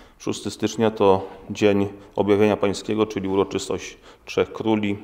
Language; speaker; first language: Polish; native; Polish